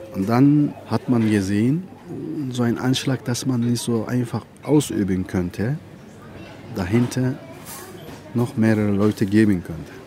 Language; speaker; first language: German; non-native, learner; Turkish